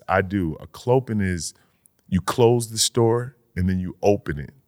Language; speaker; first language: English; native; English